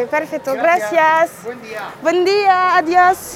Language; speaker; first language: Spanish; non-native, learner; French